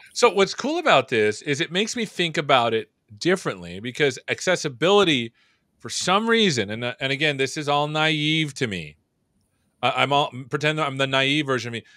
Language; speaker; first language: English; native; English